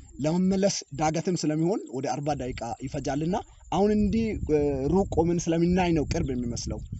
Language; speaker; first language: Amharic; non-native, local second language; Hadiyya